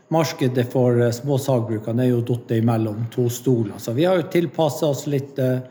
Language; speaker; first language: Norwegian; native; Norwegian